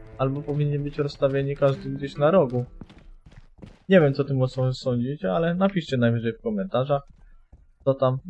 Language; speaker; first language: Polish; native; Polish